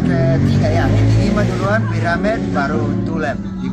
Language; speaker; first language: Indonesian; non-native, local second language; English